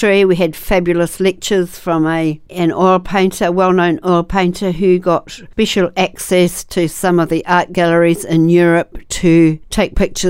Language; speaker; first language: English; native; English